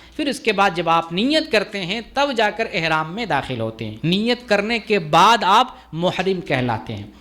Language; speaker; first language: Urdu; native; Urdu